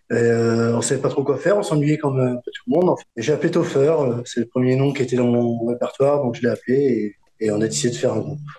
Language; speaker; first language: French; native; French